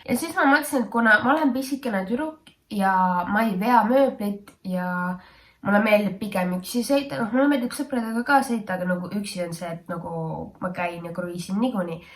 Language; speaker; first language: Estonian; native; Estonian